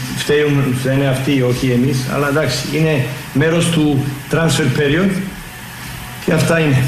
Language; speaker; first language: Greek; non-native, learner; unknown